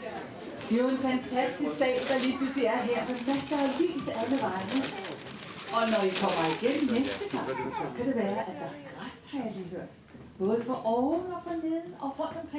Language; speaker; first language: Danish; native; Danish